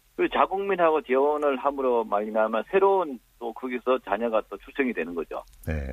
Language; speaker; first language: Korean; native; Korean